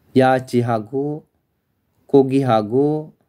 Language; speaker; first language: Korean; non-native, learner; Sinhala